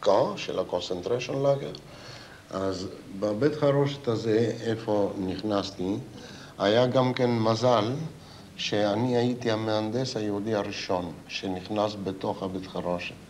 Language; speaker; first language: Hebrew; non-native, fluent; Ladino